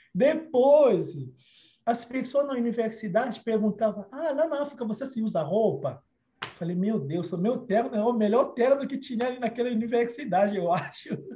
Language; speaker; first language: Portuguese; non-native, fluent; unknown